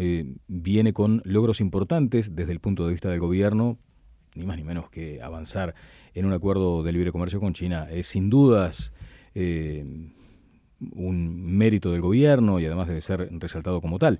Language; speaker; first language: Spanish; native; Spanish